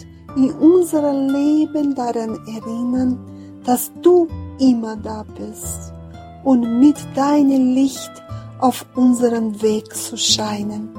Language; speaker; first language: German; non-native, fluent; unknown